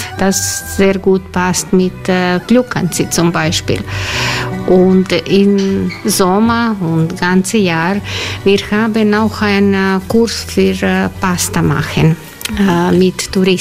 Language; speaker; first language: German; non-native, learner; Croatian